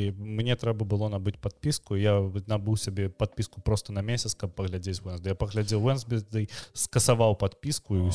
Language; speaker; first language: Belarusian; non-native, local second language; Russian